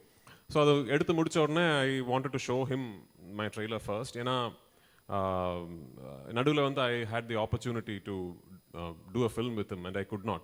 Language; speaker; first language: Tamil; non-native, local second language; Malayalam